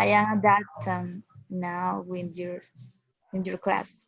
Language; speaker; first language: English; non-native, learner; Spanish